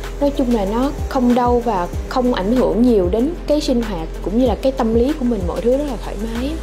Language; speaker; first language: Vietnamese; native; Vietnamese